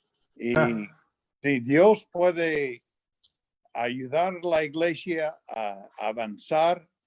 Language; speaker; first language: Spanish; non-native, fluent; English